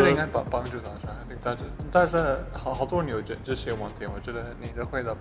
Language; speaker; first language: Chinese; non-native, learner; English